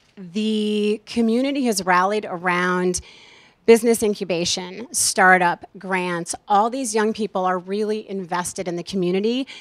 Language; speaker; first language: English; native; English